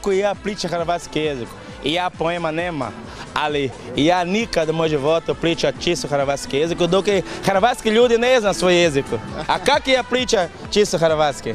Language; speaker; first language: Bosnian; non-native, learner; Portuguese